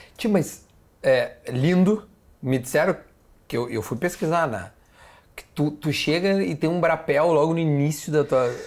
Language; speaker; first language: Portuguese; native; Portuguese